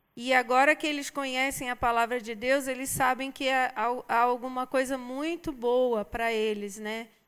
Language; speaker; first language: Portuguese; native; Portuguese